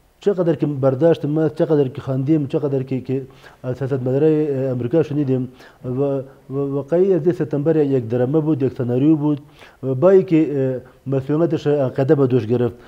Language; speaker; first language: Persian; non-native, local second language; Pashto